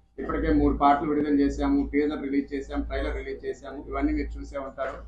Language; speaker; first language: Telugu; native; Telugu